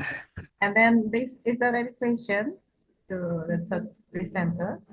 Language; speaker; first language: English; non-native, fluent; Indonesian